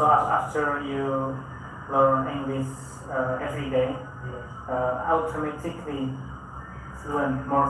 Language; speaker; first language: English; non-native, learner; Indonesian